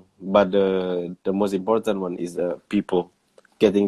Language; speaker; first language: English; non-native, learner; Thai